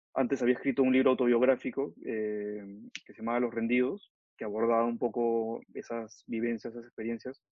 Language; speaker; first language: Spanish; native; Spanish